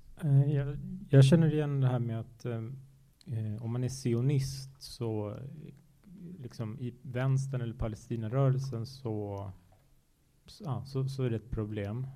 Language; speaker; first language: Swedish; native; Swedish